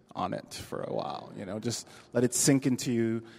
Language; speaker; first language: English; native; English